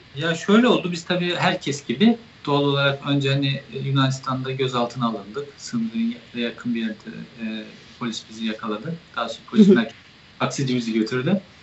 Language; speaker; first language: Turkish; native; Turkish